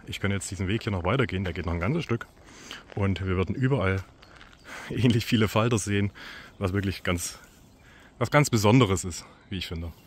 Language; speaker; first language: German; native; German